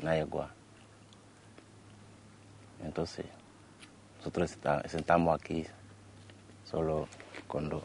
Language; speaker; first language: Spanish; non-native, learner; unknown